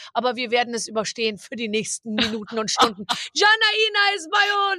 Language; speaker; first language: German; native; German